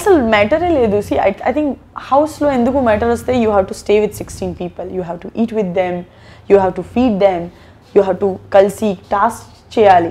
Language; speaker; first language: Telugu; non-native, learner; Gujarati